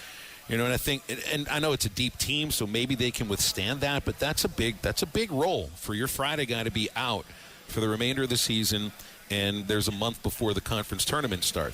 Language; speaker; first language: English; native; English